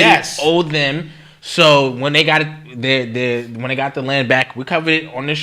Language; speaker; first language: English; native; English